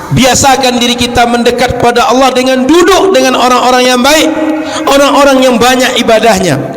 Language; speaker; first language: Malay; native; Malay